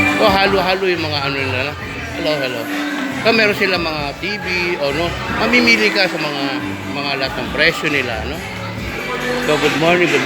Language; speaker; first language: Filipino; non-native, local second language; Pampanga